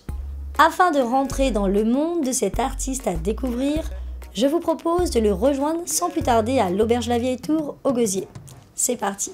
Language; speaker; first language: French; native; French